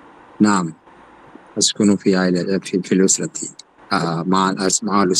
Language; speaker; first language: Arabic; non-native, learner; Urdu